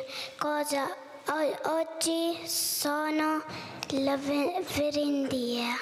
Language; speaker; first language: Italian; non-native, learner; Arabic